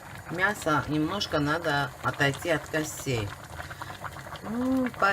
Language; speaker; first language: Russian; non-native, fluent; Georgian